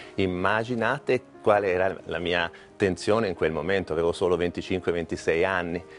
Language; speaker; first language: Italian; native; Italian